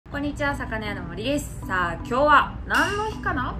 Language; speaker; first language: Japanese; native; Japanese